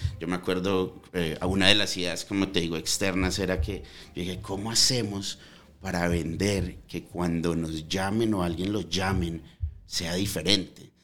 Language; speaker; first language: Spanish; early bilingual, heritage; Spanish